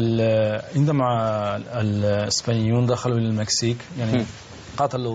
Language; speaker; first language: Arabic; non-native, learner; Spanish